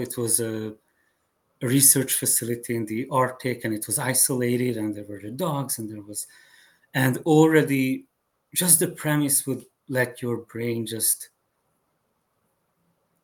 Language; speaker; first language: English; non-native, fluent; Hungarian